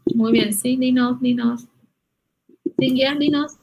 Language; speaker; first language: Spanish; non-native, fluent; Vietnamese